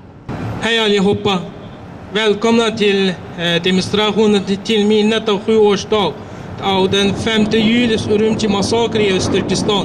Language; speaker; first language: Swedish; non-native, fluent; Uyghur